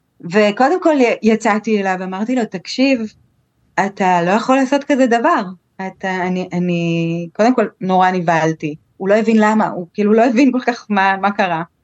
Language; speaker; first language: Hebrew; native; Hebrew